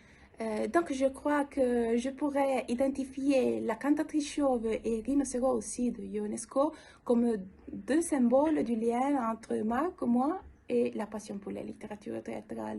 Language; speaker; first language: French; non-native, local second language; Italian